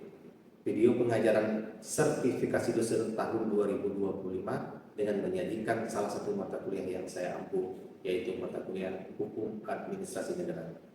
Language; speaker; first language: Indonesian; native; Indonesian